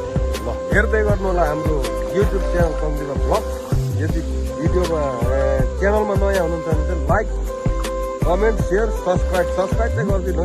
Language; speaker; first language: Nepali; native; Nepali